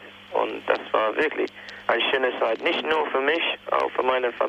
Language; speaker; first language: German; non-native, fluent; English